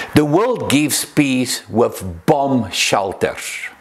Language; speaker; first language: English; non-native, local second language; Afrikaans